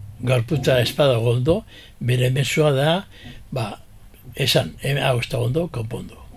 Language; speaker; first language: Basque; early bilingual, heritage; Basque